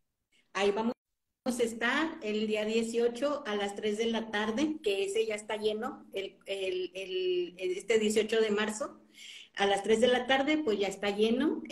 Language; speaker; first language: Spanish; native; Spanish